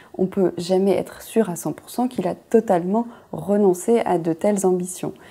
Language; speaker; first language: French; native; French